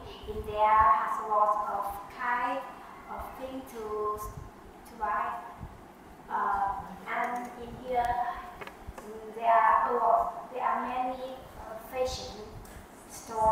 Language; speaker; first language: English; non-native, learner; Vietnamese